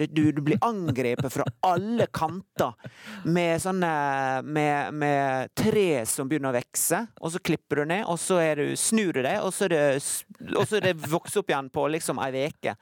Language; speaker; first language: Norwegian; native; Norwegian